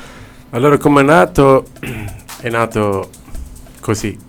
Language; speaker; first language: Italian; non-native, learner; Arabic